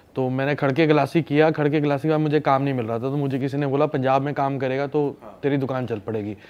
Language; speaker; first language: Hindi; native; Hindi